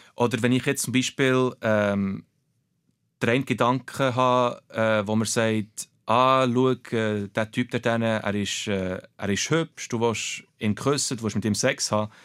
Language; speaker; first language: German; early bilingual, other home language; Portuguese